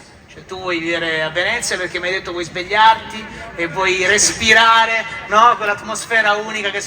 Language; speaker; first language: Italian; native; Italian